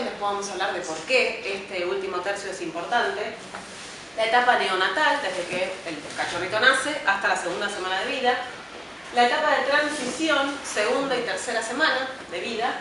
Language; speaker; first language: Spanish; native; Spanish